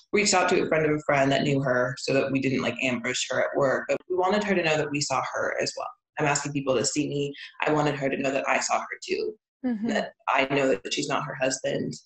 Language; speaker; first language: English; native; English